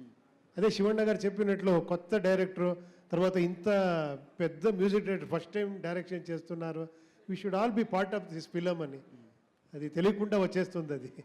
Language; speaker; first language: Telugu; non-native, local second language; Kannada